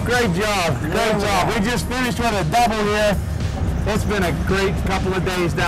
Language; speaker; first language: English; native; English